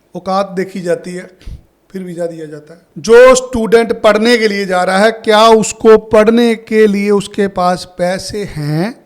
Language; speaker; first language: Hindi; non-native, local second language; Punjabi